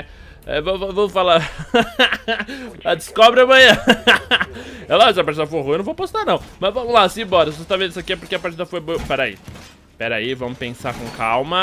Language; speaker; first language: Portuguese; native; Portuguese